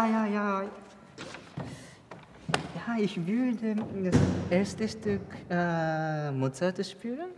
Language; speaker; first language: German; non-native, learner; Japanese